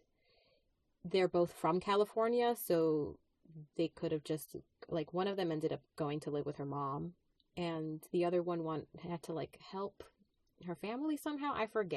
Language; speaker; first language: English; native; English